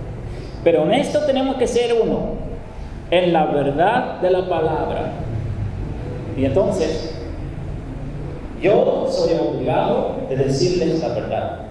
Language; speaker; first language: Spanish; non-native, fluent; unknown